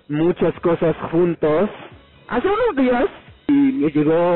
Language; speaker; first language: Spanish; non-native, fluent; Arabic